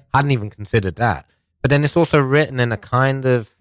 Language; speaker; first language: English; non-native, local second language; Persian